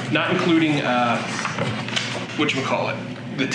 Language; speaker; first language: English; native; English